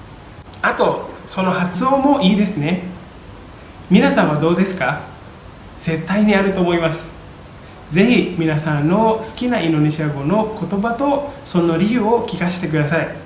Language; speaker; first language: Japanese; non-native, fluent; Indonesian